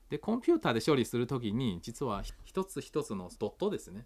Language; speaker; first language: Japanese; non-native, fluent; Chinese